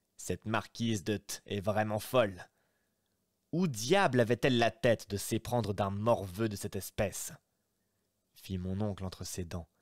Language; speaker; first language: French; native; French